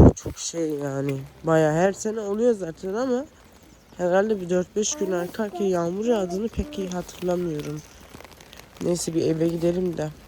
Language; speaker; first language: Turkish; early bilingual, heritage; Turkish